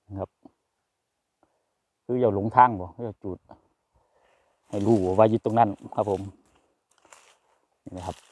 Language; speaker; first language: Thai; non-native, local second language; Northeastern Thai